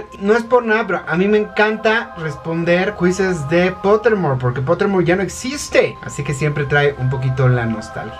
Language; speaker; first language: Spanish; native; Spanish